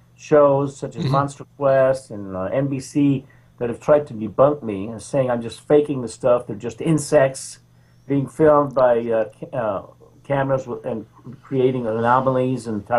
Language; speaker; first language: English; native; English